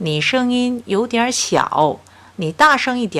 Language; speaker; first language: Chinese; non-native, fluent; Korean